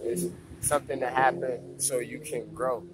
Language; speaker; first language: English; native; English